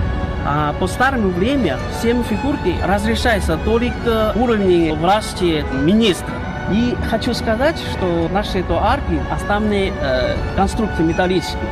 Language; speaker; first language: Russian; non-native, learner; Chinese